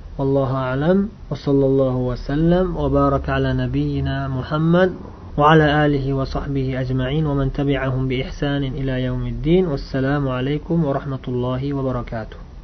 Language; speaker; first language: Arabic; non-native, fluent; Uzbek